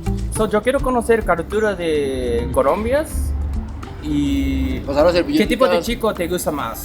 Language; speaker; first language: Spanish; non-native, learner; Japanese